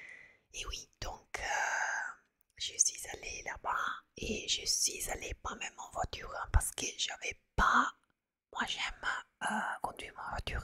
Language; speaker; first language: French; non-native, fluent; Italian